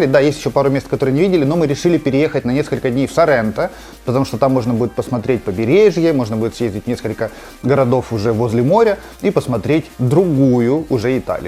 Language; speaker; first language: Russian; native; Russian